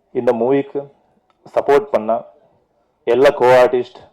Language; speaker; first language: Tamil; non-native, fluent; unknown